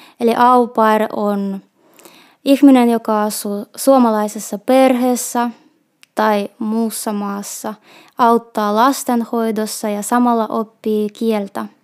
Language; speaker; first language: Finnish; non-native, fluent; Russian